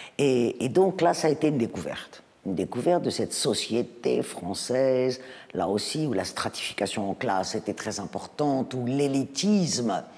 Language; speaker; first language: French; native; French